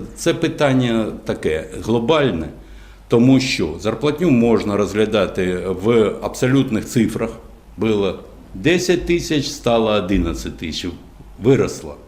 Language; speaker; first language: Ukrainian; non-native, local second language; Russian